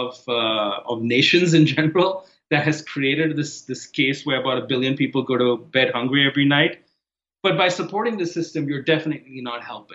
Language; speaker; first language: English; non-native, local second language; Hindi